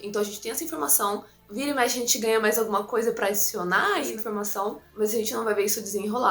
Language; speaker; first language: Portuguese; native; Portuguese